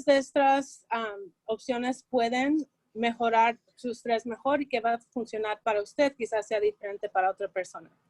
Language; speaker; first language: Spanish; early bilingual, heritage; Spanish